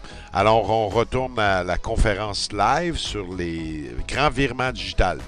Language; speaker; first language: French; native; French